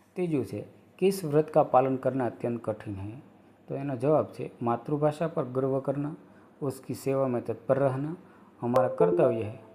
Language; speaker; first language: Hindi; non-native, local second language; Gujarati